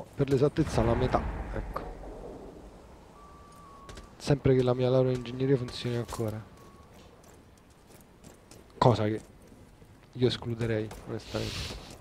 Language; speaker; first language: Italian; native; Italian